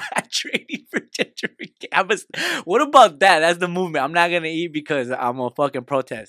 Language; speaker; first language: English; early bilingual, other home language; Spanish